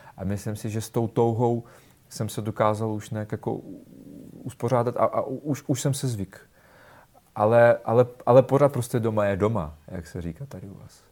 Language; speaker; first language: Czech; non-native, fluent; Russian